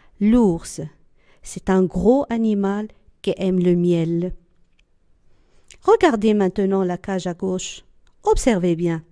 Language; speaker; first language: French; non-native, local second language; Arabic